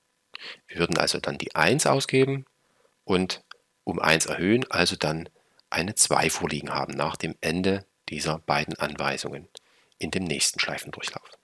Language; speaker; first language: German; native; German